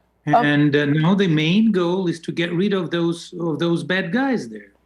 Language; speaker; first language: English; non-native, fluent; Russian